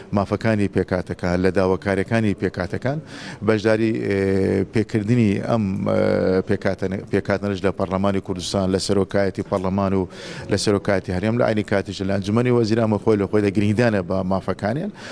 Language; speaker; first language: Central Kurdish; non-native, local second language; Turkish